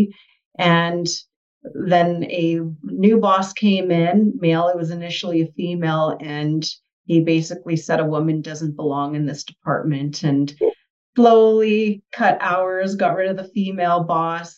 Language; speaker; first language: English; native; English